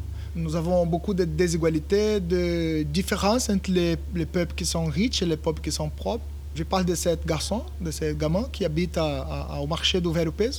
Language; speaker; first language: French; non-native, learner; Portuguese